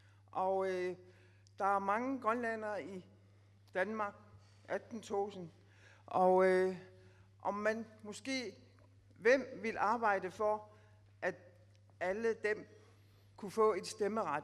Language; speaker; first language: Danish; non-native, local second language; Kalaallisut